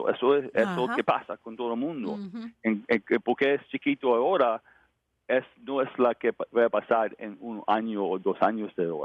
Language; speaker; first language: Spanish; non-native, learner; English